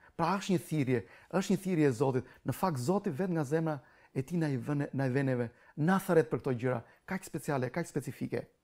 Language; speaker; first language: Albanian; non-native, local second language; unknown